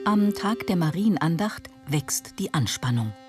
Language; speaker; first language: German; native; German